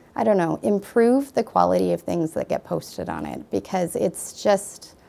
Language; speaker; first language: English; native; English